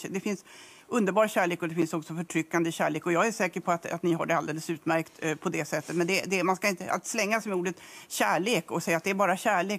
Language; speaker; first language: Swedish; native; Swedish